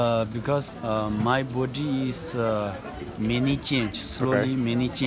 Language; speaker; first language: English; non-native, learner; Tibetan